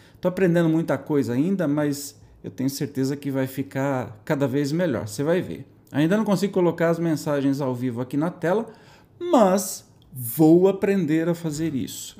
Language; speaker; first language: Portuguese; native; Portuguese